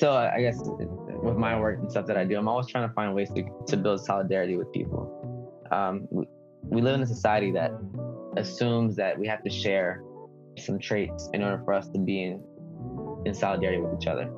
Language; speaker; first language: English; early bilingual, other home language; Spanish